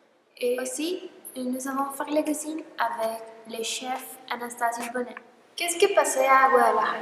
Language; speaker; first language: French; non-native, learner; Spanish